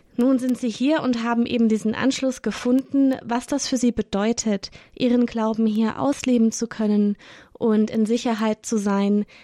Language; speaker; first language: German; native; German